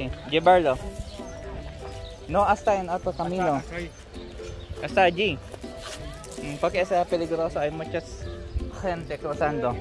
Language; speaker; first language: Spanish; non-native, learner; Filipino